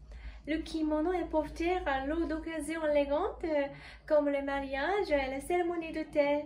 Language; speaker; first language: French; non-native, fluent; Japanese